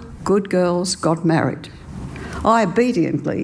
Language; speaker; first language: English; native; English